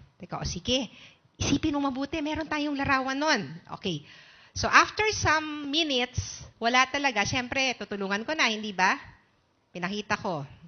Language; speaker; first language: Filipino; native; Filipino